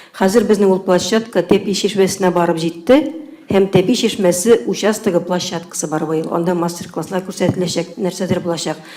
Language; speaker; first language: Tatar; native; Tatar